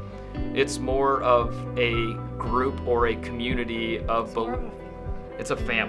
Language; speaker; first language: English; native; English